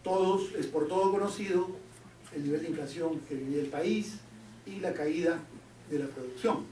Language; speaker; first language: Spanish; native; Spanish